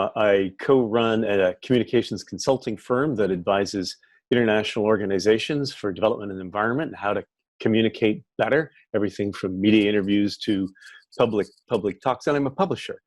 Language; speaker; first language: English; native; English